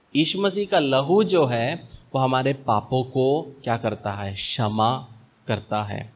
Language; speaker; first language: Hindi; native; Hindi